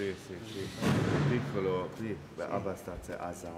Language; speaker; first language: Italian; non-native, learner; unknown